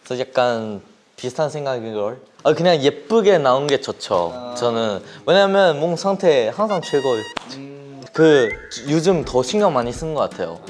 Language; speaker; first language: Korean; non-native, fluent; Chinese